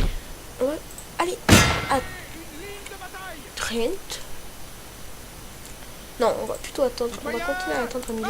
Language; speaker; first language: French; native; French